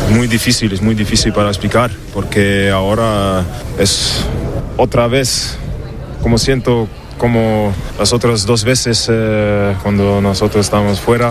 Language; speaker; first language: Spanish; non-native, learner; German